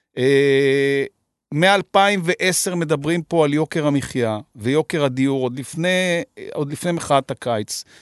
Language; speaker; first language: Hebrew; native; Hebrew